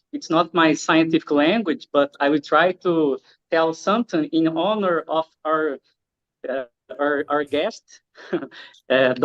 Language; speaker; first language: English; non-native, learner; Portuguese